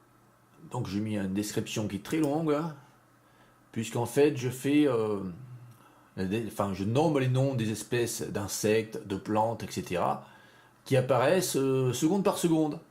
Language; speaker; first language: French; native; French